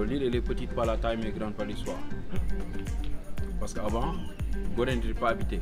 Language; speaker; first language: French; non-native, local second language; Wolof